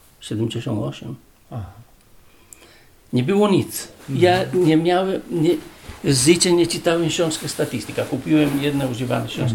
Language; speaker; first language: Polish; non-native, learner; Italian